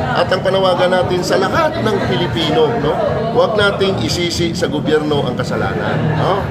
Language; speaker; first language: Filipino; non-native, local second language; Cebuano